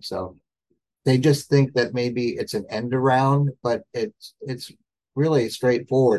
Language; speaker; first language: English; native; English